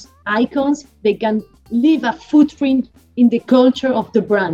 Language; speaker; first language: English; non-native, fluent; Spanish